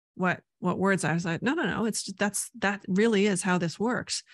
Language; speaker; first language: English; native; English